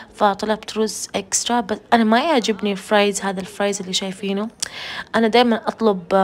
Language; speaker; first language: Arabic; non-native, fluent; Urdu